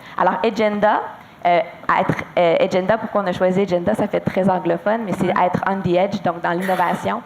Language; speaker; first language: French; native; French